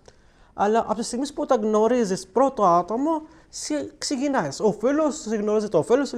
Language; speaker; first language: Greek; non-native, learner; Arabic